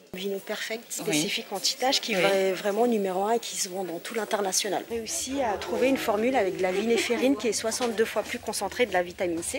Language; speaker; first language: French; native; French